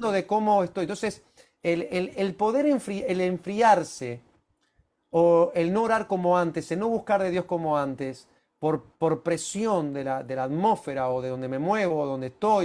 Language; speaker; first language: Spanish; native; Spanish